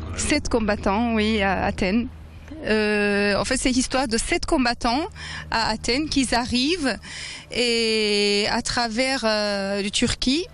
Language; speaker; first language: French; non-native, fluent; Persian